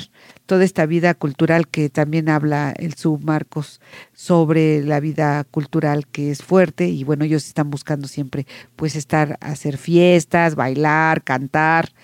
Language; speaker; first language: Spanish; native; Spanish